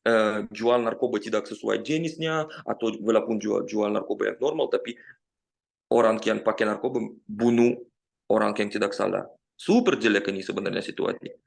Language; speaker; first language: Indonesian; non-native, fluent; Russian